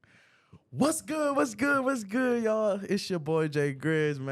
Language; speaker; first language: English; native; English